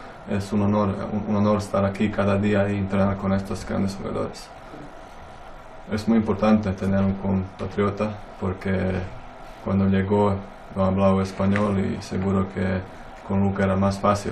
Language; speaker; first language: Spanish; non-native, fluent; Croatian